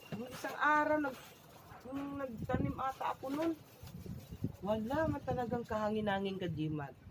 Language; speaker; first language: Filipino; native; Filipino